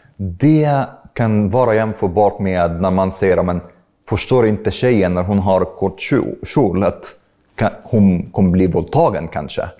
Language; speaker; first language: Swedish; non-native, fluent; Arabic